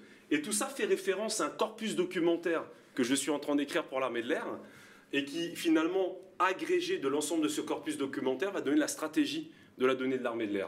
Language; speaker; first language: French; native; French